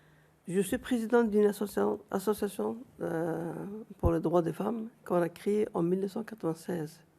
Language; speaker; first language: French; non-native, fluent; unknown